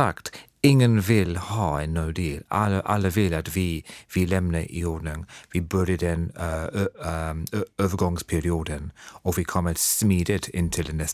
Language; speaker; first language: Swedish; non-native, fluent; English